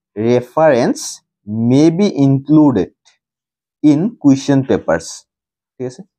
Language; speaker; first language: English; non-native, local second language; Assamese